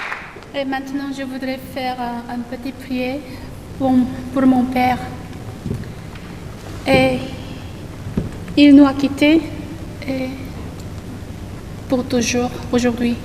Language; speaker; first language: French; non-native, learner; Korean